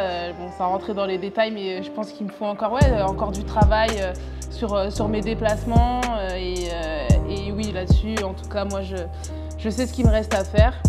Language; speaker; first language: French; native; French